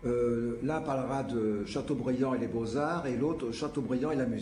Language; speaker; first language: French; native; French